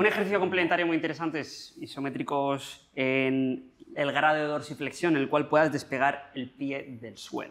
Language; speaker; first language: Spanish; native; Spanish